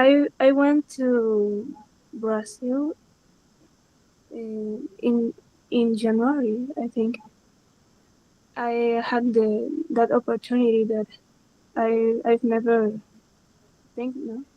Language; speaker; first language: English; non-native, learner; Spanish